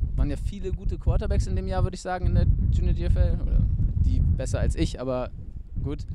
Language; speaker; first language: German; native; German